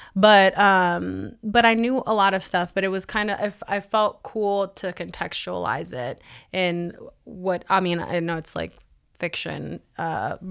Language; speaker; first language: English; early bilingual, other home language; Spanish